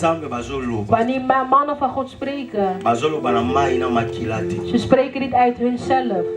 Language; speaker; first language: Dutch; non-native, fluent; Lingala